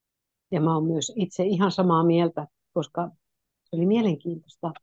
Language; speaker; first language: Finnish; native; Finnish